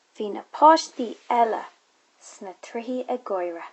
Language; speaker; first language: Irish; non-native, local second language; English